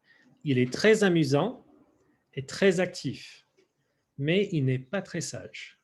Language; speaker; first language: French; non-native, fluent; English